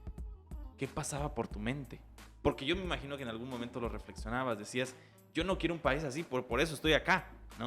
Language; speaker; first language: Spanish; native; Spanish